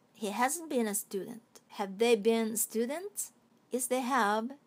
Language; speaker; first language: English; non-native, fluent; Japanese